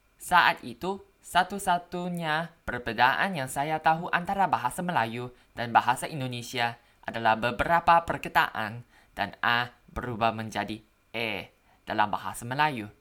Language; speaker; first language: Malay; non-native, learner; Thai